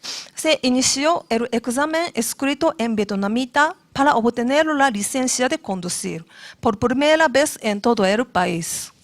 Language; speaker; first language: Spanish; non-native, learner; Japanese